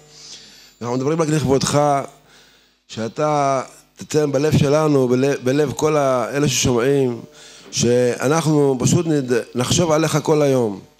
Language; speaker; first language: Hebrew; native; Hebrew